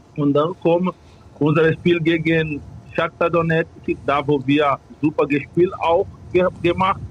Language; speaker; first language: German; non-native, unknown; Portuguese